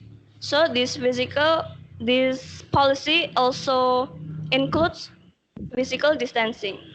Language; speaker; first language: English; non-native, learner; Indonesian